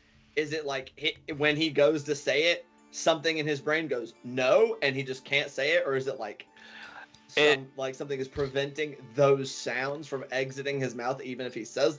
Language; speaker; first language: English; native; English